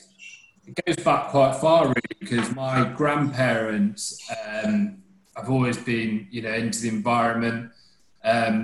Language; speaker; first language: English; native; English